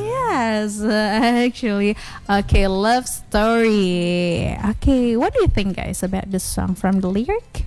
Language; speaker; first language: English; non-native, fluent; Indonesian